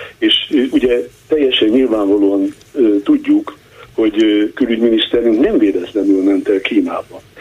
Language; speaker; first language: Hungarian; native; Hungarian